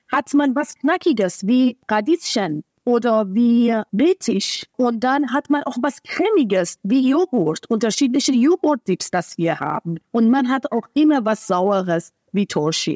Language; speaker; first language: German; non-native, fluent; Persian